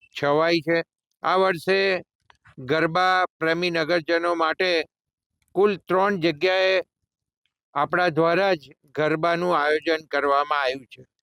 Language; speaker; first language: Gujarati; native; Gujarati